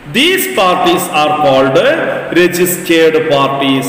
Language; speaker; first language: English; non-native, local second language; Malayalam